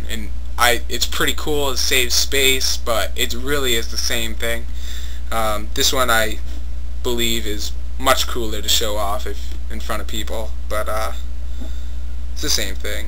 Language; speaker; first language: English; native; English